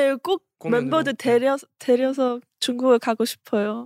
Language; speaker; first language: Korean; non-native, fluent; Chinese